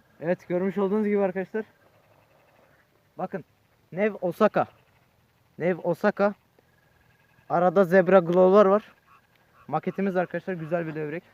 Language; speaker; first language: Turkish; native; Turkish